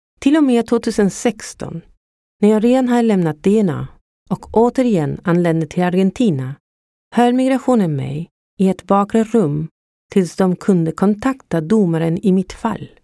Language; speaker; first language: Swedish; non-native, fluent; Spanish